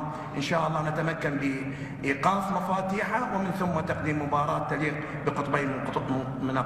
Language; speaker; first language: Arabic; native; Arabic